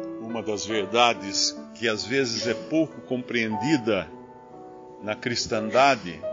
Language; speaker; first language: Portuguese; native; Portuguese